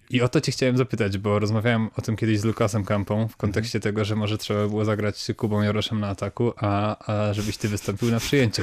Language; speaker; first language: Polish; native; Polish